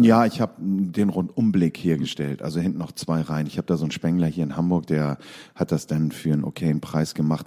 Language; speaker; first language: German; native; German